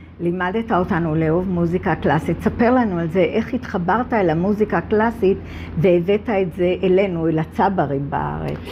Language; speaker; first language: Hebrew; native; Hebrew